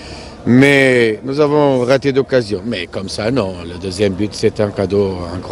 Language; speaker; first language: French; non-native, fluent; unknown